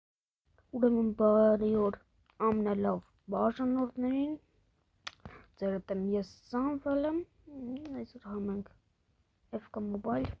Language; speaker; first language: Armenian; native; Armenian